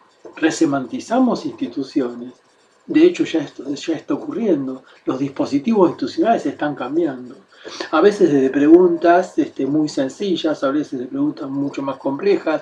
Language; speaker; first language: Spanish; native; Spanish